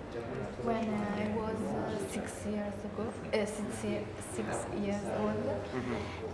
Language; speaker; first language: English; non-native, learner; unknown